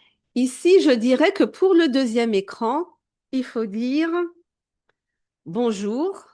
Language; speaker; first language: French; native; French